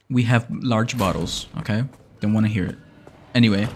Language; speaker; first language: English; non-native, fluent; Spanish